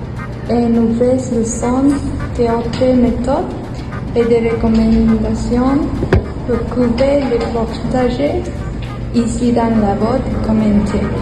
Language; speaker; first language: French; non-native, learner; Spanish